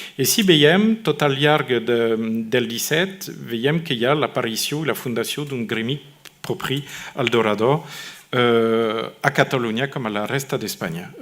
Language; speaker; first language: Catalan; non-native, fluent; French